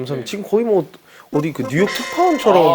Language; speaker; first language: Korean; native; Korean